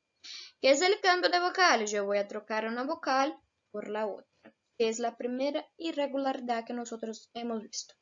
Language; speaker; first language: Spanish; non-native, fluent; Portuguese